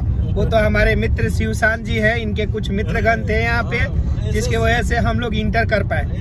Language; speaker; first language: Hindi; native; Hindi